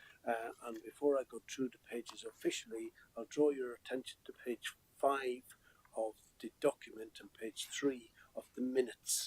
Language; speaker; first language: English; native; English